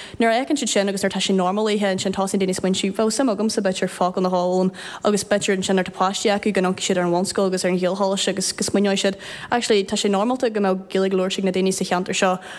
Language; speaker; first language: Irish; native; Irish